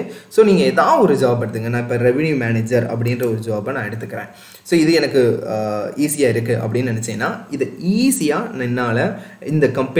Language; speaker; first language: Tamil; native; Tamil